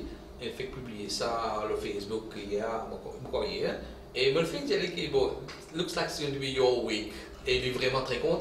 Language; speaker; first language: French; non-native, local second language; Morisyen